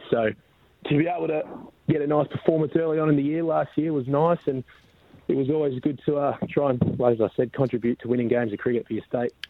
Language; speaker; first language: English; native; English